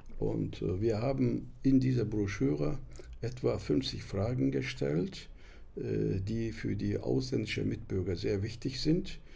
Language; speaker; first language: German; non-native, fluent; Turkish